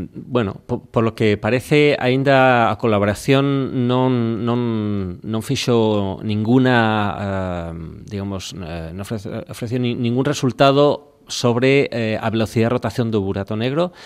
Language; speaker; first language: Galician; non-native, local second language; Spanish